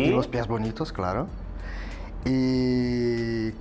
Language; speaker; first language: Spanish; non-native, fluent; Portuguese